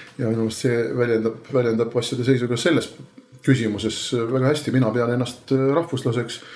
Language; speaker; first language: Estonian; native; Estonian